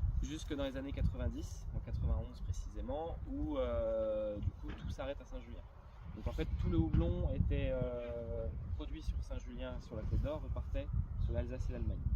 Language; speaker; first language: French; native; French